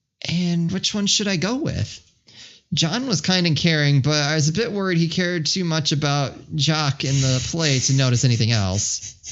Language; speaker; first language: English; native; English